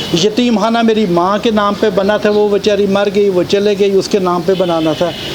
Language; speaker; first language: Urdu; non-native, local second language; Punjabi